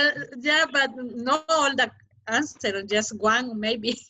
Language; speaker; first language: English; non-native, learner; Spanish